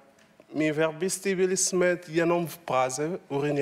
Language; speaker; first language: Czech; non-native, learner; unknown